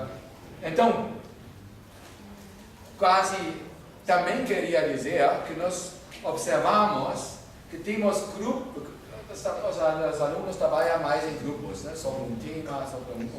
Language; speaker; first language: Portuguese; non-native, fluent; German